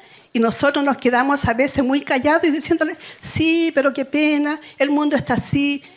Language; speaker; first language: Spanish; native; Spanish